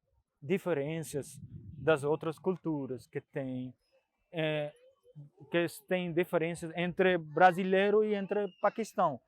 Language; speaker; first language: Portuguese; non-native, fluent; Punjabi